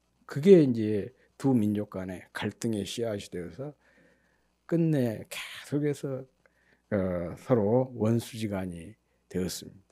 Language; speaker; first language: Korean; native; Korean